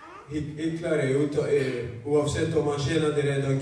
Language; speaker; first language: Swedish; non-native, fluent; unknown